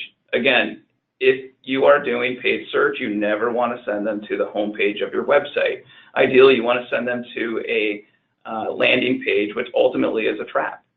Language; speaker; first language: English; native; English